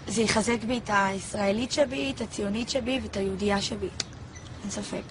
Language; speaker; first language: Hebrew; native; Hebrew